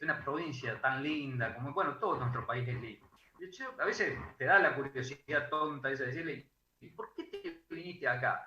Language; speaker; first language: Spanish; native; Spanish